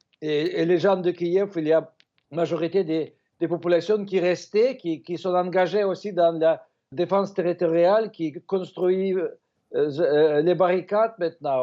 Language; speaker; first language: French; non-native, fluent; Ukrainian